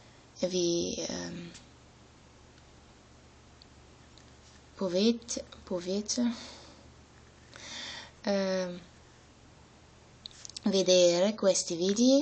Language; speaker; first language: Italian; non-native, learner; German